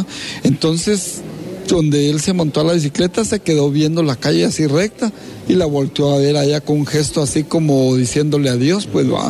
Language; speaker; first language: Spanish; native; Spanish